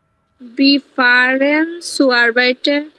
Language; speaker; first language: German; non-native, learner; Bangla